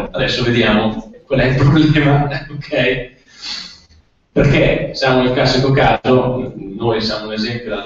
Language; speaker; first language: Italian; native; Italian